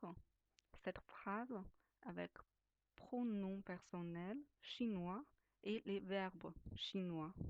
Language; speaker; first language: French; non-native, fluent; Chinese